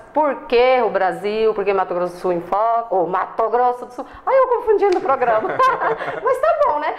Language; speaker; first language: Portuguese; native; Portuguese